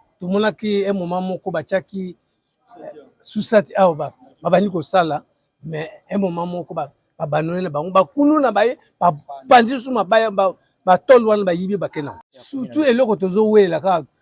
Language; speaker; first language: Lingala; native; Lingala